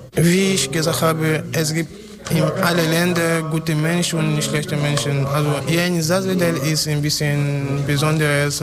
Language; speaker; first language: German; non-native, learner; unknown